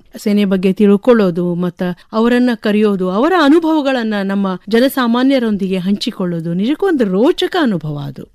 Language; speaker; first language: Kannada; native; Kannada